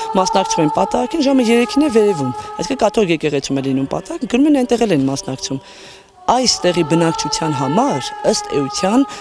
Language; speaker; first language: Armenian; native; Armenian